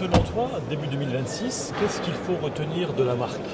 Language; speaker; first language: French; native; French